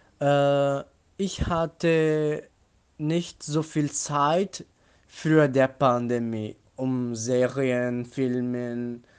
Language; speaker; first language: German; non-native, learner; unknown